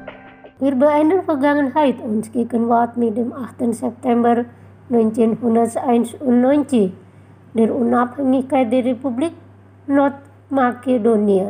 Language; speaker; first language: German; non-native, fluent; Indonesian